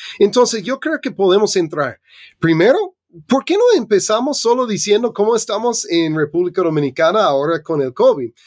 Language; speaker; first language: Spanish; non-native, fluent; English